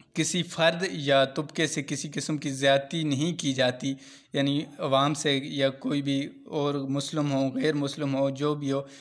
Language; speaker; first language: Urdu; non-native, local second language; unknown